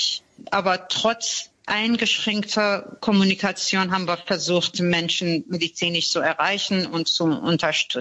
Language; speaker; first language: German; non-native, fluent; Persian